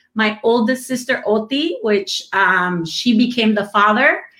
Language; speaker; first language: English; non-native, fluent; Spanish